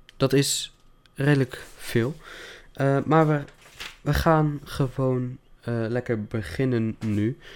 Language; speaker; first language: Dutch; native; Dutch